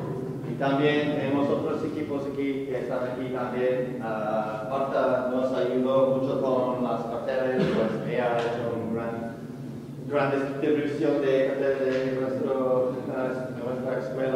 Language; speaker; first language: Spanish; non-native, learner; English